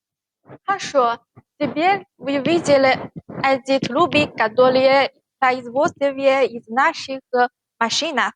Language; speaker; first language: Russian; non-native, learner; Chinese